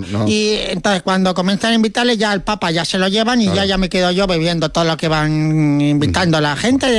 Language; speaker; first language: Spanish; native; Spanish